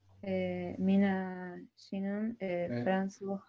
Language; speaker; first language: Korean; non-native, learner; Spanish